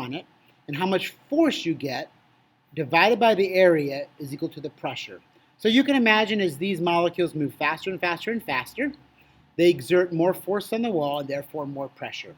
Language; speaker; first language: English; native; English